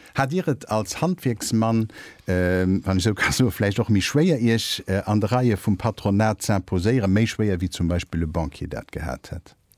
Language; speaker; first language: Luxembourgish; native; Luxembourgish